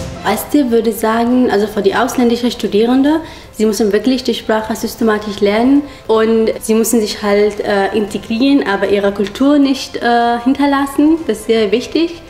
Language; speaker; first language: German; non-native, fluent; Arabic